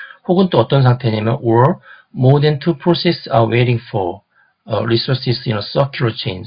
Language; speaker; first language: English; non-native, fluent; Korean